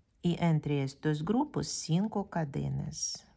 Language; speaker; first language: Spanish; non-native, fluent; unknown